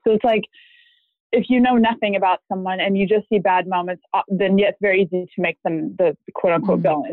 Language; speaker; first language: English; non-native, fluent; German